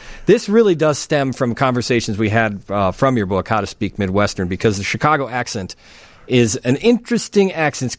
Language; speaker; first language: English; native; English